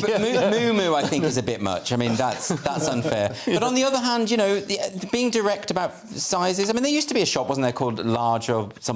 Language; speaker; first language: English; native; English